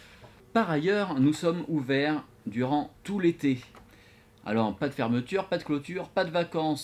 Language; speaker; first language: French; native; French